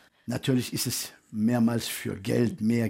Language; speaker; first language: German; non-native, fluent; French